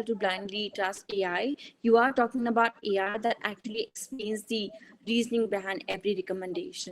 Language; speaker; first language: English; non-native, fluent; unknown